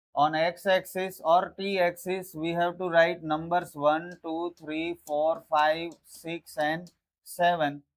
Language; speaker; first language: English; non-native, local second language; Gujarati